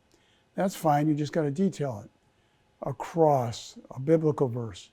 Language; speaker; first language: English; native; English